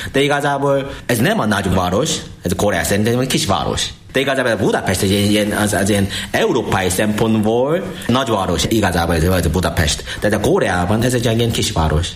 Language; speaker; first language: Hungarian; non-native, learner; Korean